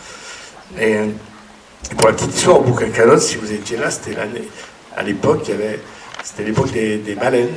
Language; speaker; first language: French; native; French